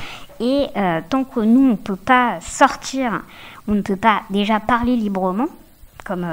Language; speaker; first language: French; native; French